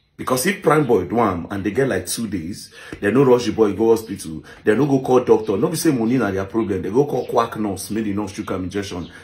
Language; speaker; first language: Nigerian Pidgin; native; Nigerian Pidgin